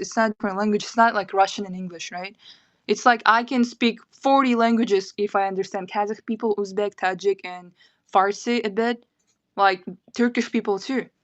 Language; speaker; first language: English; non-native, fluent; Kyrgyz